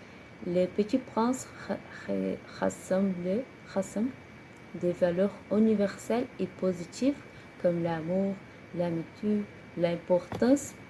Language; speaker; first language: French; non-native, learner; Portuguese